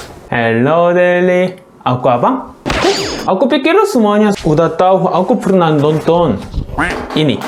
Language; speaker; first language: Indonesian; non-native, learner; Korean